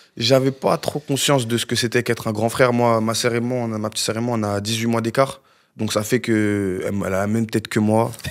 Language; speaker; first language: French; native; French